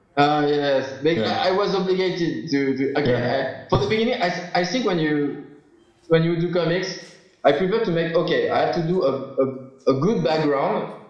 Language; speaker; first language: English; non-native, learner; French